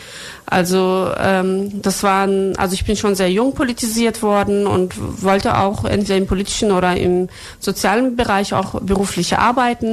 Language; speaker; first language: German; early bilingual, other home language; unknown